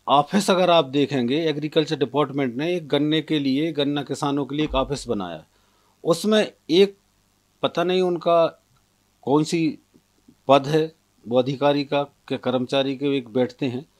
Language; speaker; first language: Hindi; native; Hindi